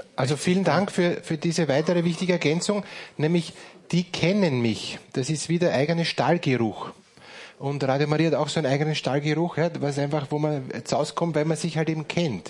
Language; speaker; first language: German; native; German